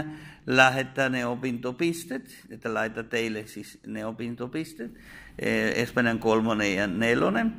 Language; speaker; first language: Finnish; non-native, fluent; Spanish